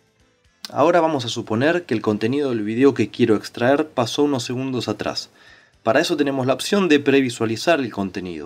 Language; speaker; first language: Spanish; native; Spanish